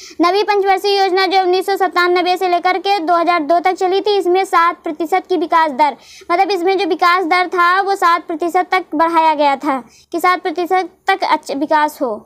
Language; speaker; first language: Hindi; native; Hindi